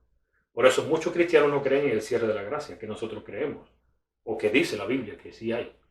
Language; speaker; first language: Spanish; native; Spanish